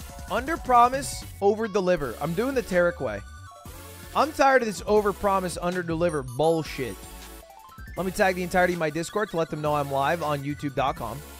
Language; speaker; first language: English; native; English